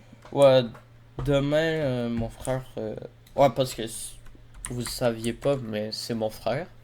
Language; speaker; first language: French; native; French